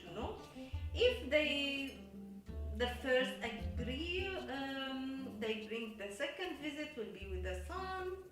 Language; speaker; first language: English; non-native, learner; Arabic